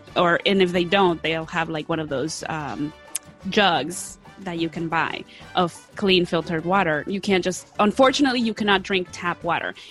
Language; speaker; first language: English; early bilingual, other home language; Spanish